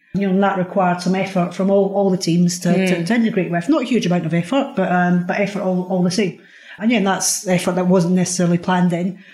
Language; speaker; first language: English; native; English